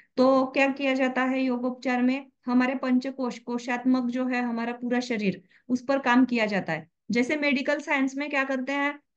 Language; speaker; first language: Hindi; native; Hindi